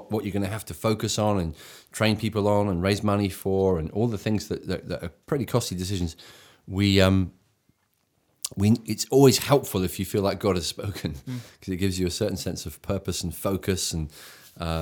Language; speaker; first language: English; native; English